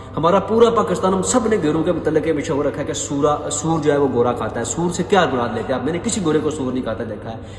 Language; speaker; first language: Urdu; non-native, local second language; Punjabi